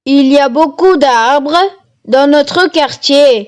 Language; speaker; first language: French; non-native, learner; Tamil